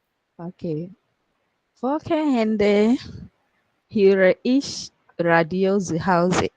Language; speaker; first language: German; non-native, learner; Akan